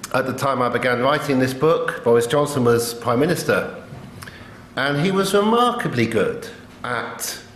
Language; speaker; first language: English; native; English